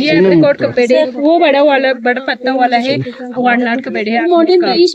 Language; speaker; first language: Hindi; non-native, local second language; Balti